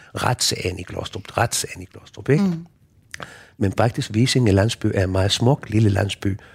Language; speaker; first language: Danish; non-native, fluent; Spanish